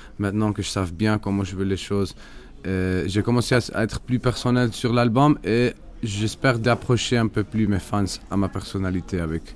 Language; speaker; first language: French; non-native, fluent; Spanish